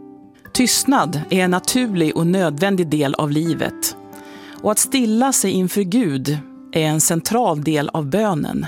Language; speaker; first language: Swedish; native; Swedish